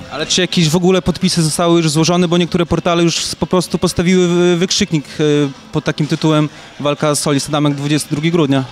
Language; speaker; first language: Polish; native; Polish